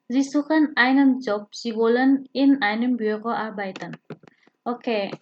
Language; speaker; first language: German; non-native, fluent; Indonesian